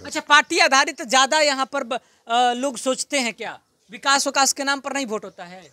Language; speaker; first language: Hindi; native; Hindi